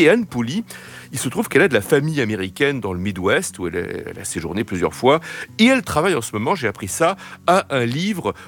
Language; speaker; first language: French; native; French